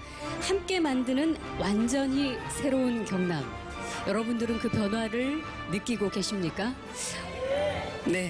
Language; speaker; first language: Korean; native; Korean